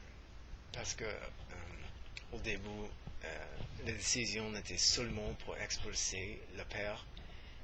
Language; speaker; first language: French; non-native, learner; English